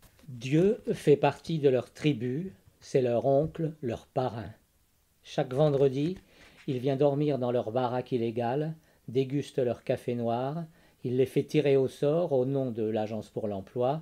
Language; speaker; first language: French; native; French